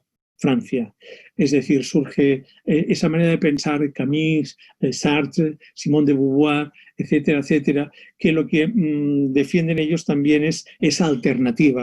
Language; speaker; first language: Spanish; native; Spanish